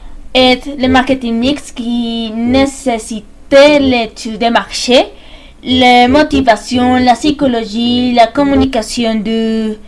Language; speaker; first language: French; non-native, learner; Spanish